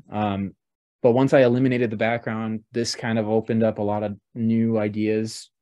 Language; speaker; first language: English; native; English